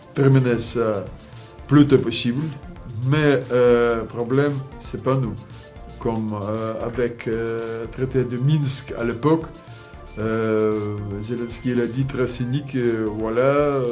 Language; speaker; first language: French; non-native, fluent; Russian